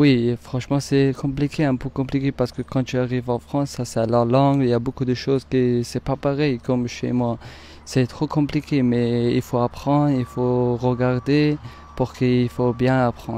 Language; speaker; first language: French; non-native, learner; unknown